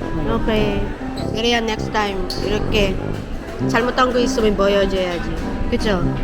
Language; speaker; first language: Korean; non-native, learner; Filipino